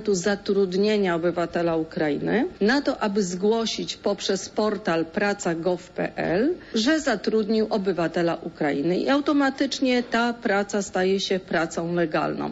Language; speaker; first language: Polish; native; Polish